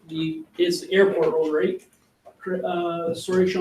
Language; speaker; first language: English; native; English